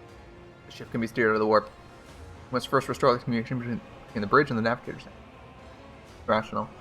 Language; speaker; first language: English; native; English